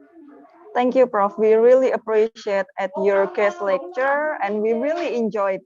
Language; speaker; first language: English; non-native, learner; Indonesian